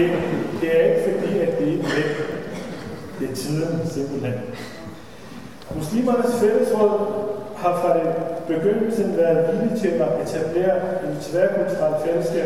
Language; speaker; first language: Danish; non-native, fluent; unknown